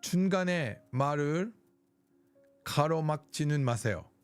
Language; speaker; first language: Korean; non-native, learner; English